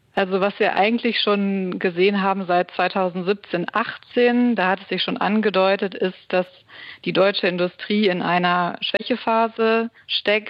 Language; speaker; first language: German; native; German